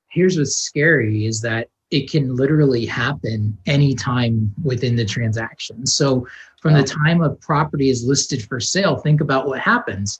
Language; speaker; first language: English; native; English